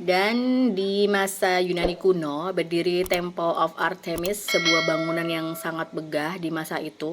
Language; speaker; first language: Indonesian; native; Indonesian